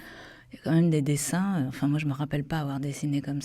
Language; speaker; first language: French; native; French